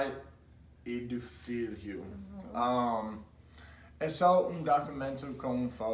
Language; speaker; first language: Portuguese; non-native, fluent; English